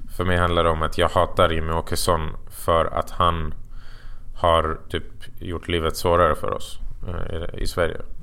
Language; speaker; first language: Swedish; early bilingual, other home language; Persian